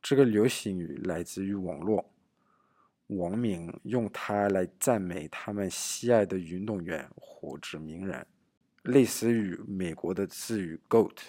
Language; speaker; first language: Chinese; non-native, learner; English